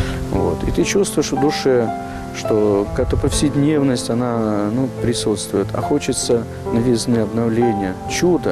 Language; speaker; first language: Russian; native; Russian